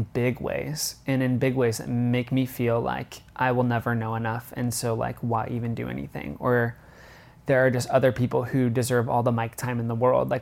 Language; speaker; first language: English; native; English